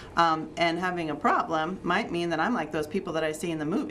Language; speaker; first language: English; native; English